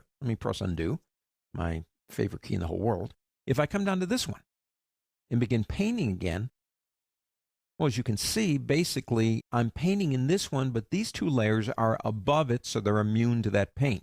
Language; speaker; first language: English; native; English